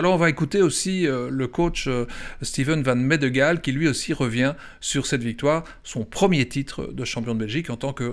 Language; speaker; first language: French; native; French